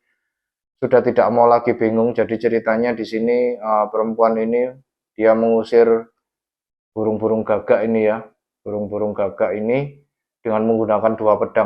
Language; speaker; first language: Indonesian; native; Indonesian